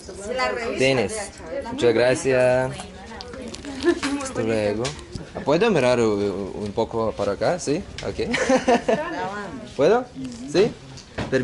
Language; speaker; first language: Spanish; non-native, learner; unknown